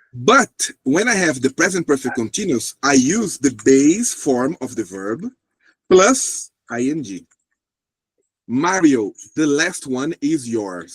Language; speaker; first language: English; non-native, fluent; Portuguese